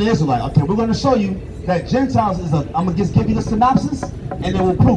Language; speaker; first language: English; native; English